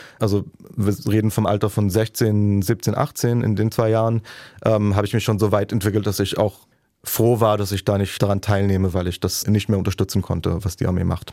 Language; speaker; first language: German; non-native, fluent; Hebrew